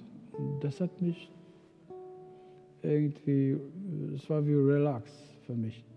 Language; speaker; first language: German; non-native, fluent; Romany